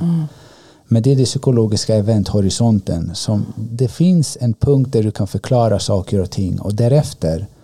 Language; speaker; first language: Swedish; early bilingual, other home language; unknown